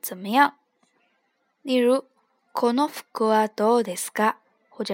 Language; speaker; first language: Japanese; non-native, fluent; Chinese